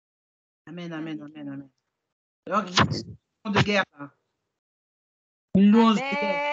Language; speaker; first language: French; native; French